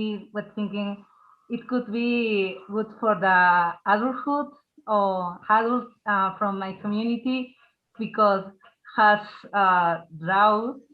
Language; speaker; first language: English; non-native, learner; Spanish